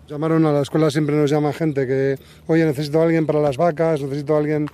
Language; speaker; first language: Spanish; native; Spanish